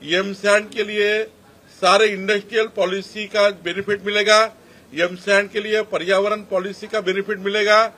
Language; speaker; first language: Hindi; non-native, local second language; Marathi